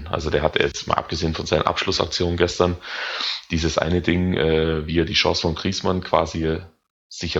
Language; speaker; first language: German; native; German